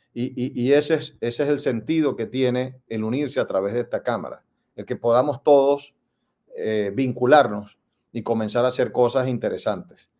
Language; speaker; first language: Spanish; native; Spanish